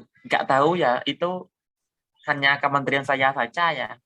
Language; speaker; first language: Indonesian; non-native, learner; Khmer